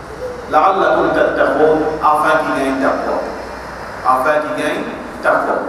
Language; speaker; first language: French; non-native, local second language; Morisyen